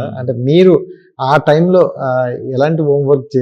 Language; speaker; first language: Telugu; native; Telugu